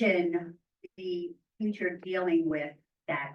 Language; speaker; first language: English; native; English